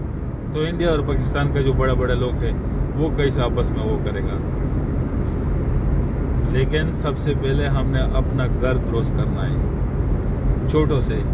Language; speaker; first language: Hindi; non-native, local second language; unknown